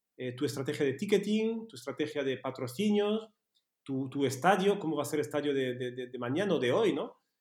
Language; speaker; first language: Spanish; early bilingual, heritage; Spanish